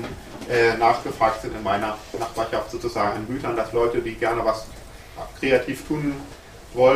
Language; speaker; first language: German; native; German